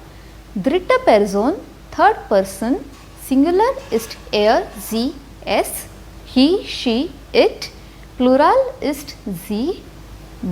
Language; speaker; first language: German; non-native, fluent; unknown